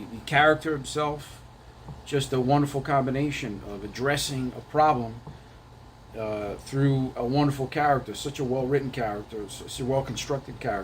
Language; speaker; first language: English; native; English